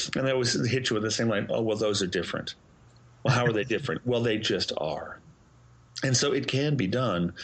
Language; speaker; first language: English; native; English